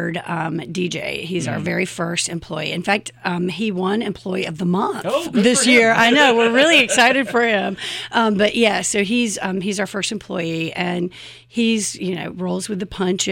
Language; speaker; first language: English; native; English